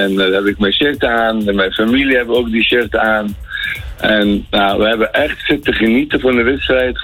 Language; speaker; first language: Dutch; non-native, fluent; Arabic